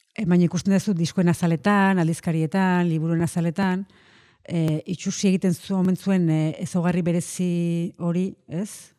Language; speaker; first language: Basque; native; Basque